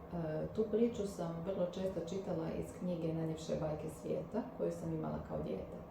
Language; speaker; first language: Croatian; native; Croatian